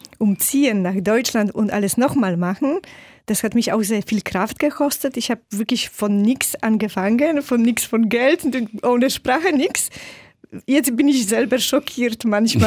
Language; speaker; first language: German; non-native, fluent; Polish